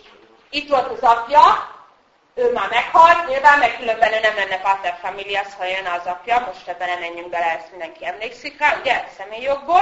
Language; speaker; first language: Hungarian; native; Hungarian